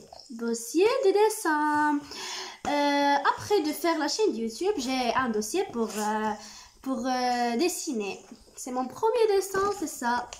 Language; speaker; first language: French; non-native, learner; Arabic